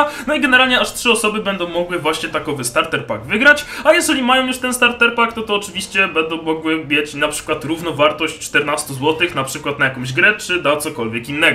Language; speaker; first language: Polish; native; Polish